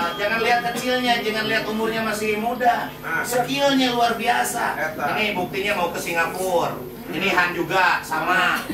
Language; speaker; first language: Indonesian; non-native, local second language; Sundanese